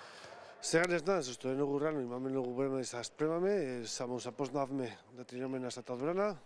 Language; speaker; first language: Macedonian; non-native, learner; Spanish